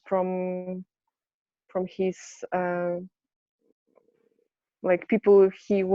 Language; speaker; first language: English; non-native, learner; Polish